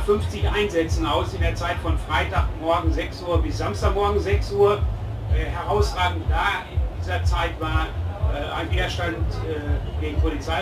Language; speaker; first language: German; native; German